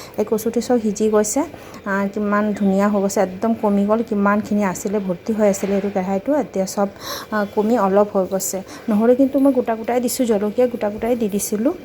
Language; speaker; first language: Assamese; non-native, local second language; Bangla